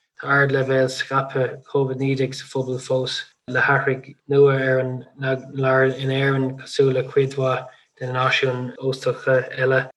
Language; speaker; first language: Irish; non-native, local second language; English